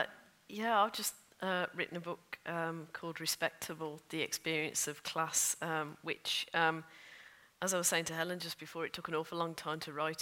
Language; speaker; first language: English; native; English